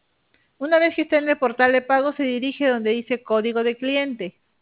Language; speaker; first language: Spanish; native; Spanish